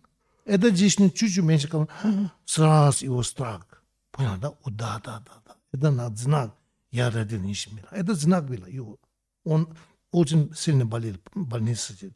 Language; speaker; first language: Russian; non-native, learner; Tibetan